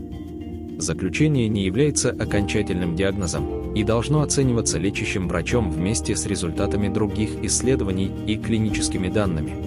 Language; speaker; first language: Russian; native; Russian